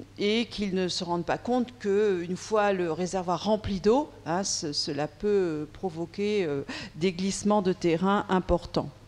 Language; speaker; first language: French; native; French